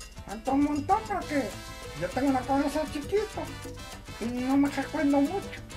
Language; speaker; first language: Spanish; early bilingual, heritage; Spanish